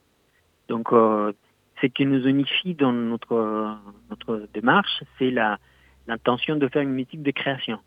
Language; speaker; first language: French; non-native, fluent; Spanish